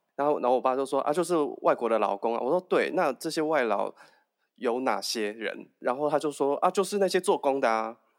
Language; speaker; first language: Chinese; native; Chinese